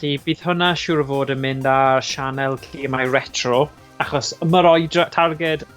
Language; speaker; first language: Welsh; native; Welsh